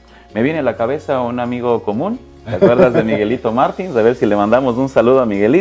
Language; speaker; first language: Spanish; native; Spanish